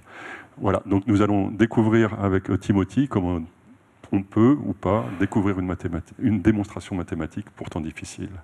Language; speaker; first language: French; native; French